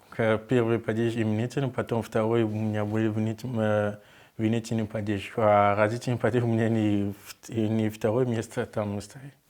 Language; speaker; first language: Russian; non-native, learner; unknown